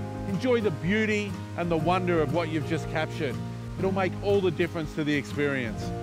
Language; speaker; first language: English; native; English